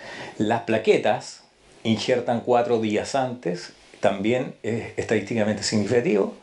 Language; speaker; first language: Spanish; native; Spanish